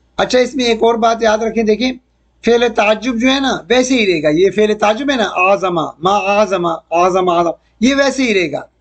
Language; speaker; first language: Urdu; native; Urdu